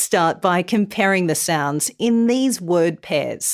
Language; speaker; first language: English; native; English